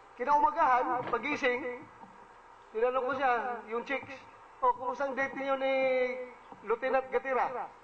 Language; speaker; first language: Filipino; non-native, local second language; Cebuano